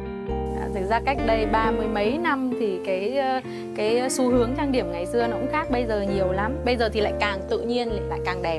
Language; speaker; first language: Vietnamese; native; Vietnamese